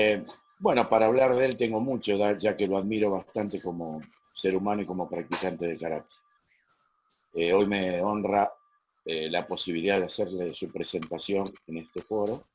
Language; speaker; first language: Spanish; native; Spanish